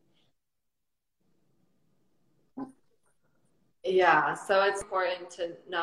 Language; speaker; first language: English; native; English